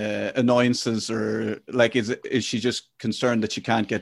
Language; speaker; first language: English; native; English